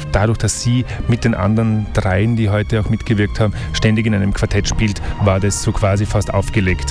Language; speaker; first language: German; native; German